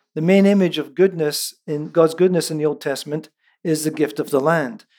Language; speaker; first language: English; non-native, local second language; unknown